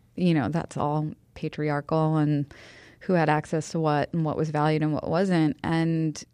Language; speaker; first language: English; native; English